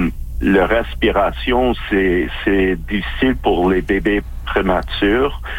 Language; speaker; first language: French; non-native, local second language; English